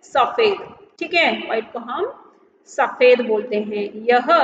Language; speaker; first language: Hindi; non-native, local second language; Tamil